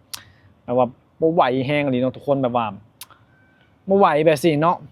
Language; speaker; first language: Thai; non-native, local second language; Lao